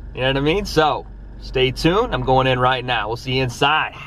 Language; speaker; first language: English; native; English